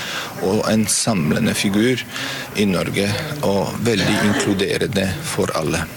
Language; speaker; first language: Norwegian; non-native, fluent; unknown